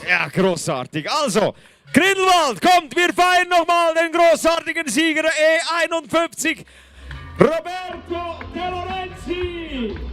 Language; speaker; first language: German; native; German